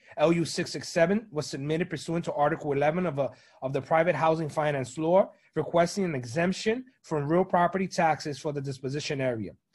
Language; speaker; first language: English; native; English